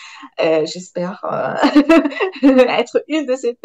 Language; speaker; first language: French; non-native, local second language; Arabic